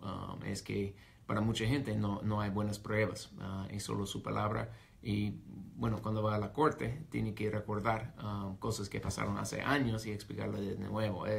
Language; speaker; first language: Spanish; non-native, fluent; English